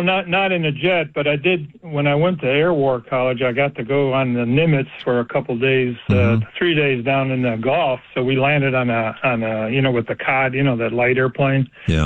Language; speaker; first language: English; native; English